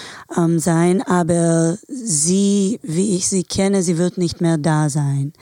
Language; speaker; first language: German; non-native, fluent; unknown